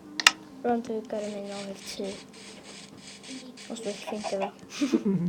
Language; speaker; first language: Welsh; non-native, local second language; English